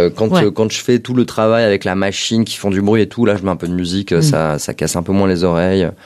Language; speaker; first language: French; native; French